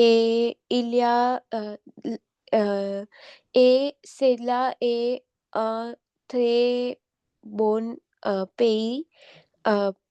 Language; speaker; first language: French; non-native, learner; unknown